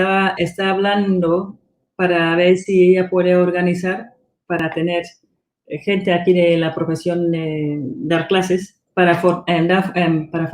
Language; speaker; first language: Spanish; non-native, fluent; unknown